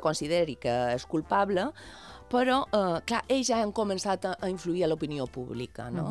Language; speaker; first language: Catalan; native; Catalan